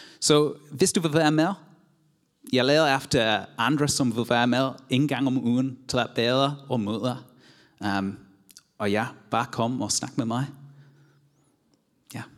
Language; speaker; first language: Danish; non-native, learner; English